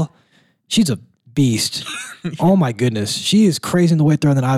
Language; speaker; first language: English; native; English